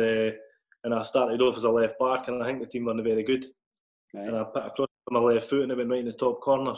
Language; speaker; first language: English; native; English